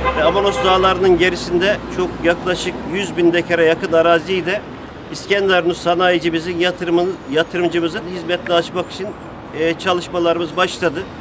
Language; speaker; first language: Turkish; native; Turkish